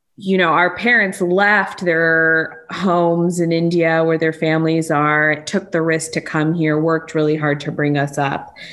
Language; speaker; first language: English; native; English